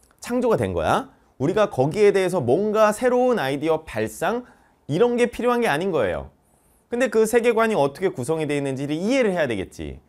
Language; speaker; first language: Korean; native; Korean